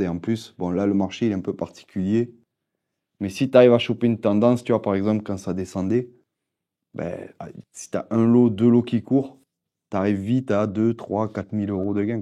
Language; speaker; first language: French; native; French